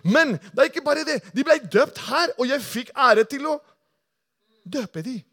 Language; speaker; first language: Norwegian; non-native, fluent; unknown